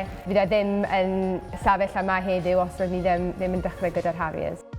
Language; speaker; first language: Welsh; non-native, local second language; English